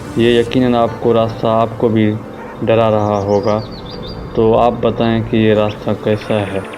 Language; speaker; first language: Urdu; non-native, local second language; Sindhi